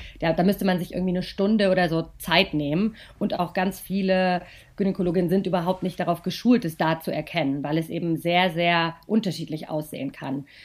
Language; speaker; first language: German; native; German